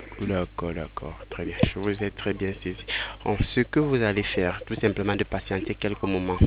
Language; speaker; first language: French; native; French